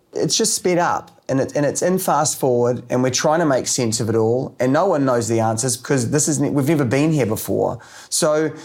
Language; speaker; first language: English; native; English